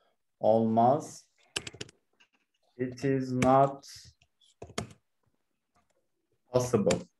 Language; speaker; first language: English; non-native, learner; Turkish